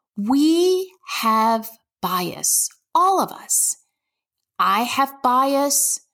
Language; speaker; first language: English; native; English